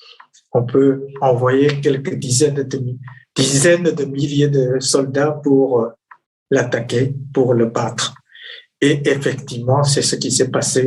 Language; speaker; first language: French; non-native, fluent; Chinese